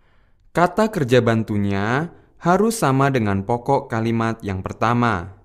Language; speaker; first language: Indonesian; native; Indonesian